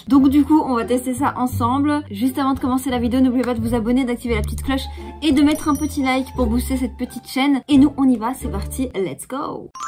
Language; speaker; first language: French; native; French